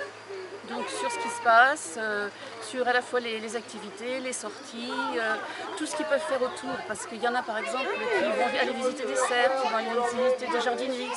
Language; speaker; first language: French; native; French